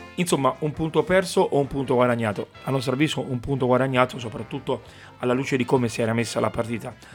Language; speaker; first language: Italian; native; Italian